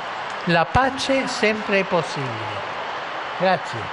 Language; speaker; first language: Italian; early bilingual, heritage; Spanish